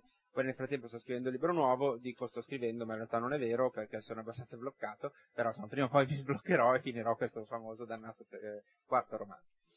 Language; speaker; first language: Italian; native; Italian